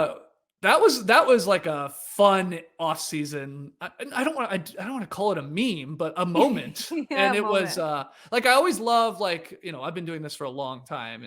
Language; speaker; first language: English; native; English